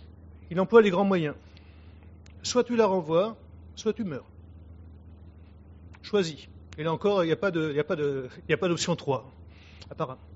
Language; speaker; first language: French; native; French